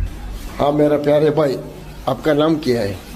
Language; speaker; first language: Hindi; non-native, learner; Arabic